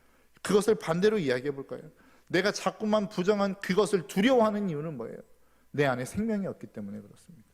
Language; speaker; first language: Korean; native; Korean